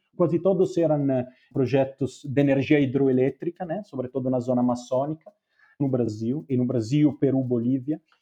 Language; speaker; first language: Portuguese; non-native, fluent; Spanish